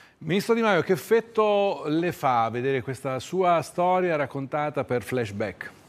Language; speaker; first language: Italian; native; Italian